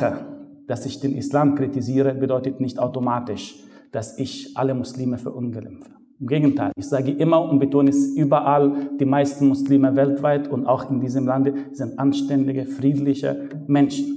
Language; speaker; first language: German; non-native, fluent; Arabic